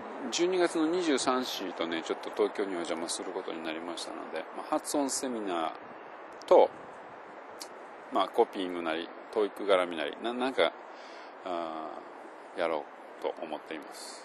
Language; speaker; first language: Japanese; native; Japanese